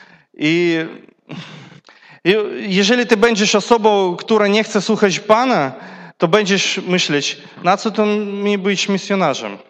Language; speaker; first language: Polish; non-native, learner; Russian